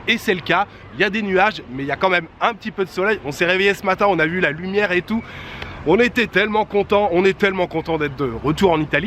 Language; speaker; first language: French; native; French